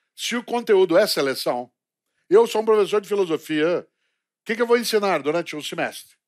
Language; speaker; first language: Portuguese; native; Portuguese